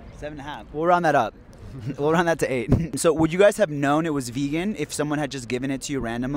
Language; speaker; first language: English; early bilingual, other home language; Spanish